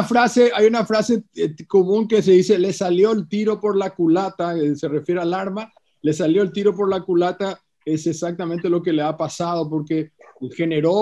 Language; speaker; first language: Spanish; native; Spanish